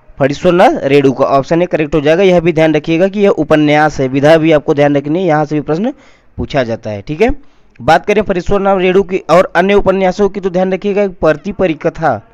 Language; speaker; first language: Hindi; native; Hindi